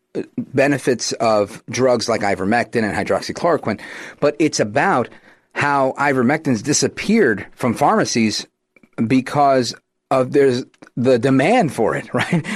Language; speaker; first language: English; native; English